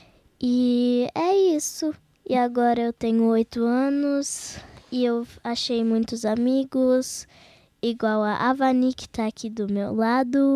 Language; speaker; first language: Portuguese; early bilingual, heritage; Portuguese